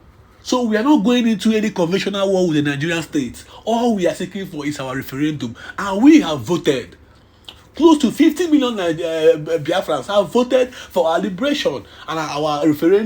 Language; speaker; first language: English; non-native, local second language; Igbo